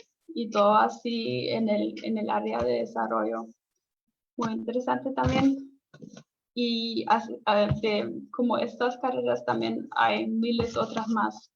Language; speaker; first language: Spanish; non-native, fluent; German